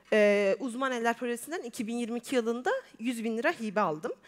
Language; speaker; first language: Turkish; native; Turkish